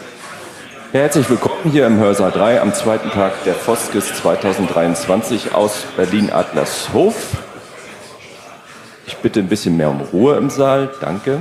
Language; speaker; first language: German; native; German